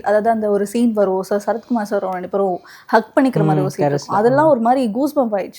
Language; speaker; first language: Tamil; native; Tamil